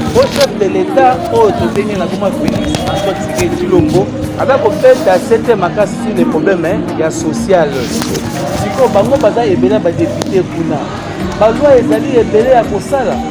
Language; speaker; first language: Lingala; native; Lingala